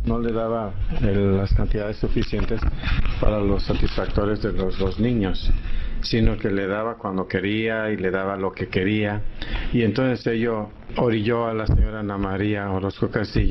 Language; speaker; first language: Spanish; native; Spanish